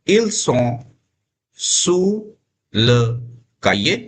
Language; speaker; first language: French; non-native, fluent; Hindi